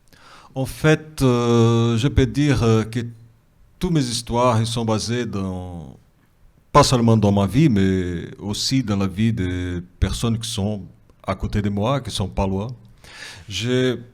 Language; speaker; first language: French; non-native, fluent; Portuguese